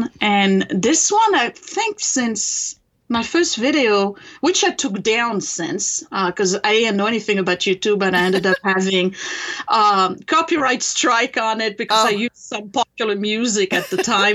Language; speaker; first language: English; non-native, fluent; French